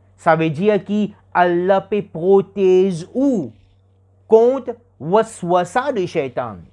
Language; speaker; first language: French; non-native, learner; Morisyen